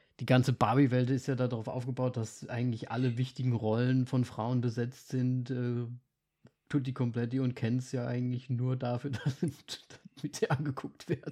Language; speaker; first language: German; native; German